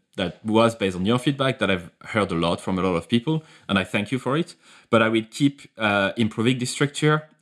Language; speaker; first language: English; non-native, fluent; French